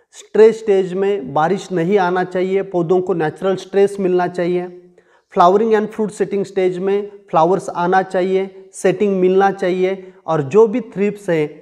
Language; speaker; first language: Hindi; non-native, local second language; Marathi